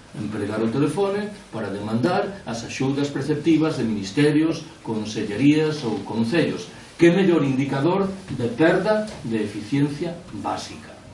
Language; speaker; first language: Galician; non-native, local second language; Spanish